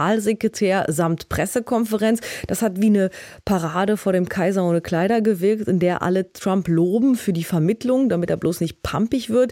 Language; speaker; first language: German; native; German